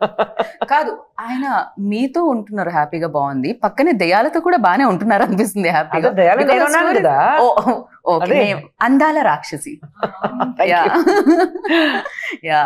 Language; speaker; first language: Telugu; native; Telugu